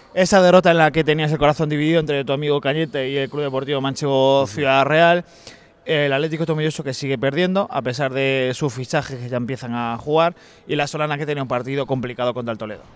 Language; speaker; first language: Spanish; native; Spanish